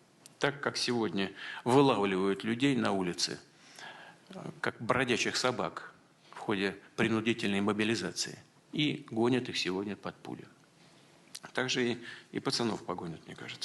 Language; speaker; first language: Russian; native; Russian